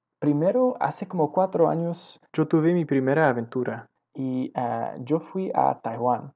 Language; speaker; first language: Spanish; non-native, learner; English